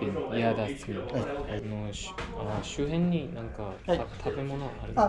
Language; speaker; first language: Japanese; non-native, learner; Korean